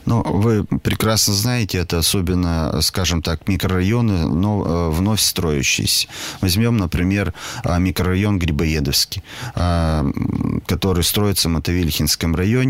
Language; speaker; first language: Russian; native; Russian